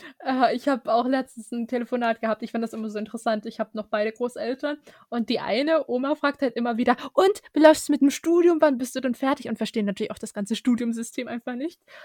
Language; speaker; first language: German; early bilingual, other home language; Russian